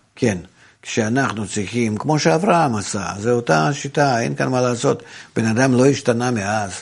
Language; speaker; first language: Hebrew; non-native, fluent; Russian